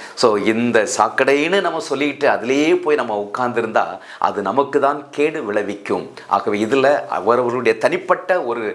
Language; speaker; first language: Tamil; native; Tamil